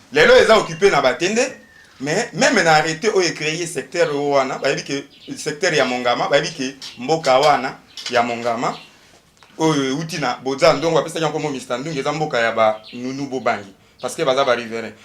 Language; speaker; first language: Lingala; native; Lingala